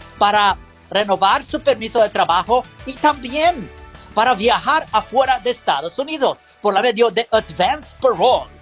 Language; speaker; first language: Spanish; non-native, learner; English